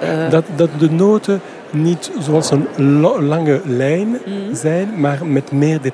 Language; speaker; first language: Dutch; non-native, fluent; French